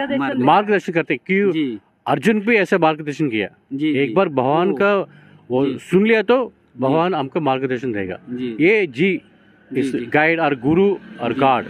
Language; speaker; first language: Hindi; non-native, local second language; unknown